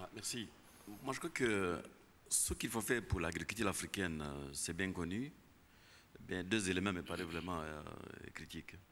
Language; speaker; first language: French; non-native, local second language; Kinyarwanda